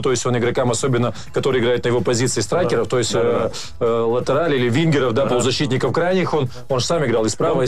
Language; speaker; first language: Russian; native; Russian